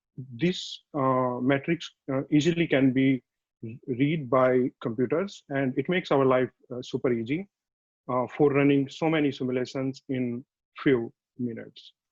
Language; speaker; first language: English; non-native, fluent; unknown